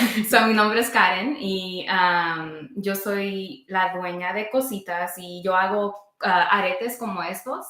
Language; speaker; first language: Spanish; early bilingual, heritage; Spanish